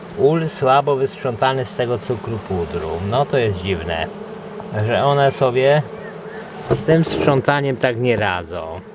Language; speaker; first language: Polish; native; Polish